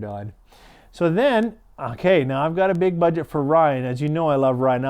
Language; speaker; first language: English; native; English